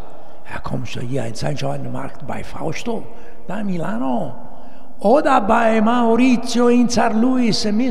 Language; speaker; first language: German; non-native, learner; Italian